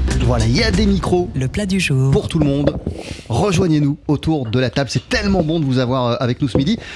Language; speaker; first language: French; native; French